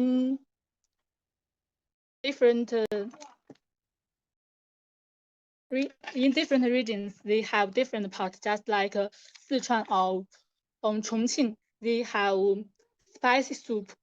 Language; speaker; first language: English; non-native, learner; Chinese